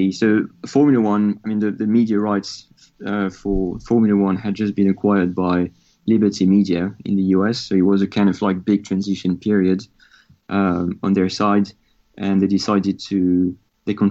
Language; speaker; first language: English; non-native, fluent; French